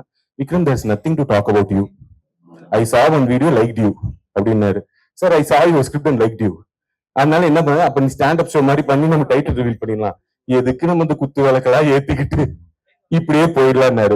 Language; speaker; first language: Tamil; native; Tamil